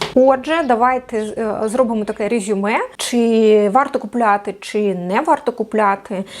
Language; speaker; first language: Ukrainian; non-native, local second language; Russian